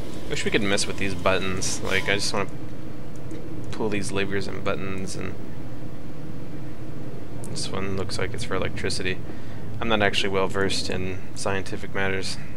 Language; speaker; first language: English; native; English